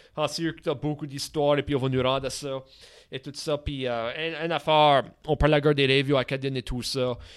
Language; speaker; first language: French; native; French